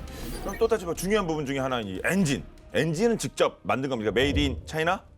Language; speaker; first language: Korean; native; Korean